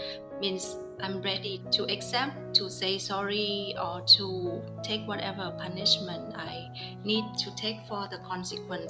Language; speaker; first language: English; non-native, fluent; Vietnamese